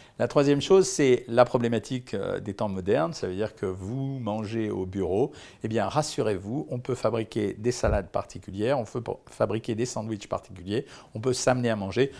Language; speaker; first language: French; native; French